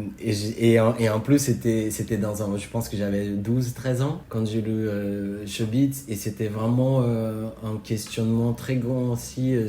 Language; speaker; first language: French; non-native, fluent; Portuguese